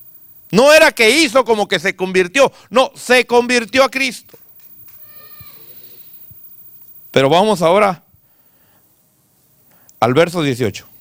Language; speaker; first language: Spanish; native; Spanish